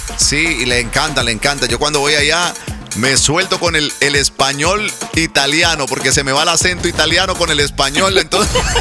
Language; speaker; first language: Spanish; early bilingual, heritage; Spanish